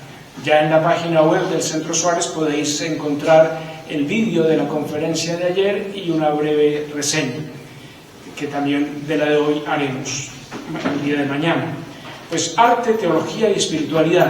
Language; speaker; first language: Spanish; native; Spanish